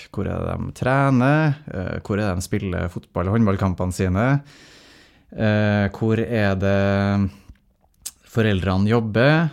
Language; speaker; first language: Norwegian; native; Norwegian